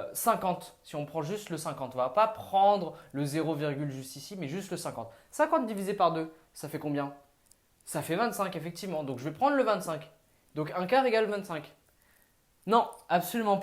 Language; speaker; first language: French; native; French